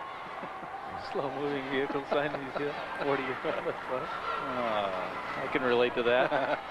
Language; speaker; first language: English; native; English